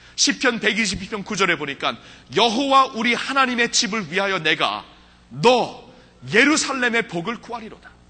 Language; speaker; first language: Korean; early bilingual, heritage; Korean